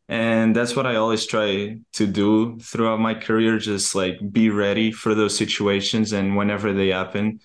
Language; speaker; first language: English; non-native, fluent; Portuguese